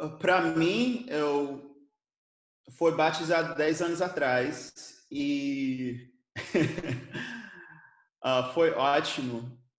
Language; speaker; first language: Portuguese; early bilingual, other home language; English